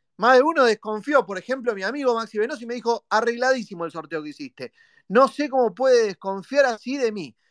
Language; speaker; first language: Spanish; native; Spanish